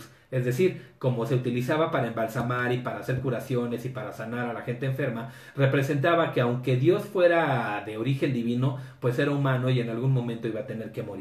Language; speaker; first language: Spanish; native; Spanish